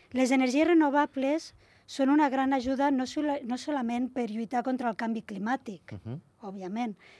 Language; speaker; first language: Catalan; native; Catalan